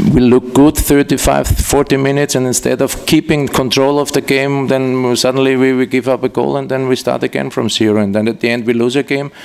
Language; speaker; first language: English; non-native, fluent; German